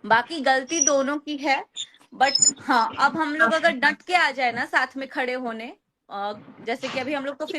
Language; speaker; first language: Hindi; native; Hindi